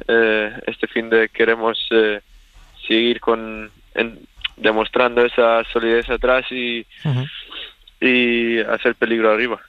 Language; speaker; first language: Spanish; early bilingual, other home language; Swedish